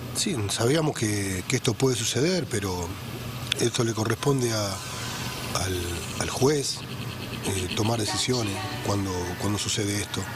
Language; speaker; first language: Portuguese; non-native, learner; Spanish